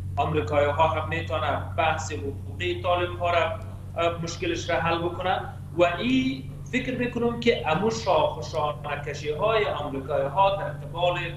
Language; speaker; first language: Persian; native; Persian